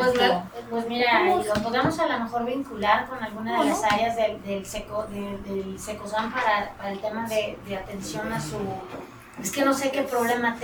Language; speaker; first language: Spanish; native; Spanish